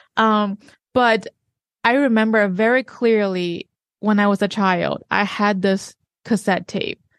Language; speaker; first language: English; non-native, fluent; Chinese